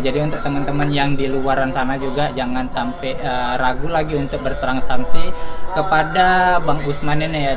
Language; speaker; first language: Indonesian; native; Indonesian